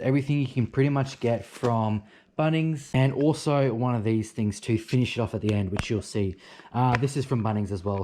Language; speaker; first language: English; native; English